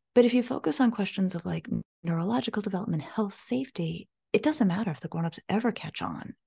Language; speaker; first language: English; native; English